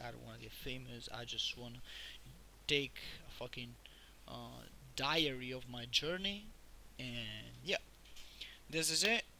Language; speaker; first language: English; non-native, fluent; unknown